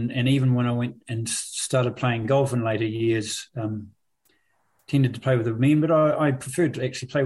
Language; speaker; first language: English; native; English